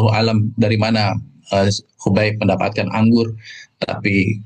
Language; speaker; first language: Indonesian; native; Indonesian